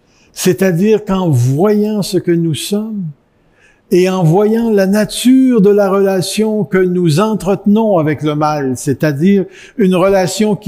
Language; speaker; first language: French; native; French